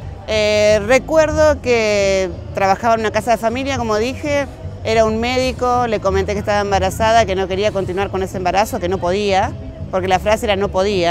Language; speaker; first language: Spanish; native; Spanish